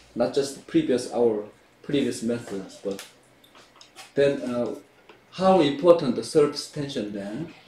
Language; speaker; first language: English; non-native, fluent; Korean